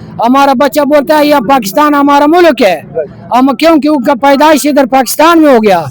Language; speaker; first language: Hindi; non-native, learner; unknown